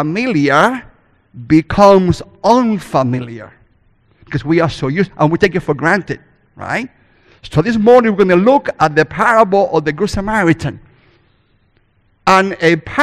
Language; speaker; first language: English; non-native, fluent; Spanish